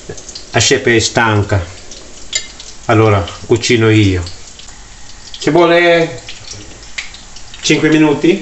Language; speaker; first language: Italian; non-native, learner; Filipino